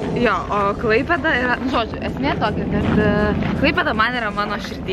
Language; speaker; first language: Lithuanian; native; Lithuanian